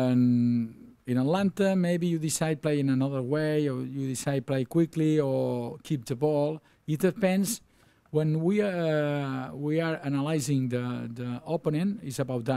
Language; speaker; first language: English; non-native, learner; Spanish